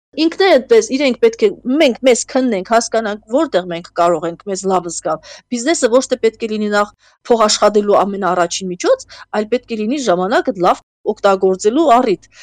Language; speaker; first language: Armenian; native; Armenian